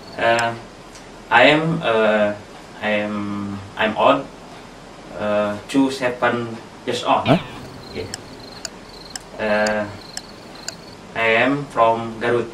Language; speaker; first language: English; non-native, learner; Indonesian